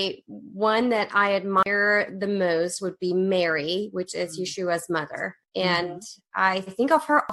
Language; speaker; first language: English; non-native, fluent; German